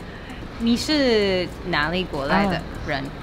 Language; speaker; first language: Chinese; non-native, learner; English